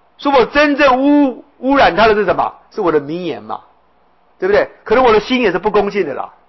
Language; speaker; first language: Chinese; native; Chinese